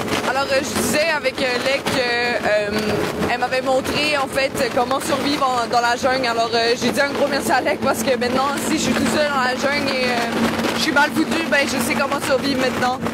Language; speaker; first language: French; native; French